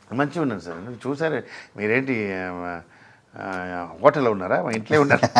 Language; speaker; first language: Telugu; non-native, learner; Tamil